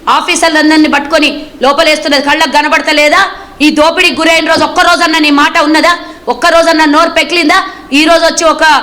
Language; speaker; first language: Telugu; native; Telugu